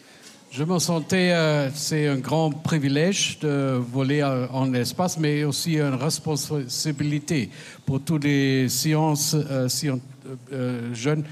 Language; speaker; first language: French; non-native, learner; German